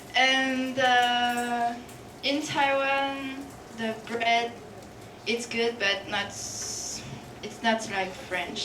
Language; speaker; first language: English; non-native, fluent; French